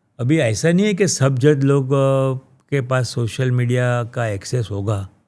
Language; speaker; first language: Hindi; non-native, local second language; Gujarati